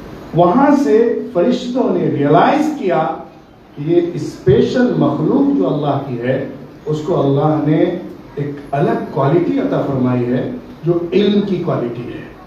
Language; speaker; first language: Urdu; native; Urdu